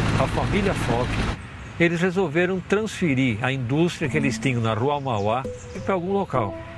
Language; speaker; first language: Portuguese; native; Portuguese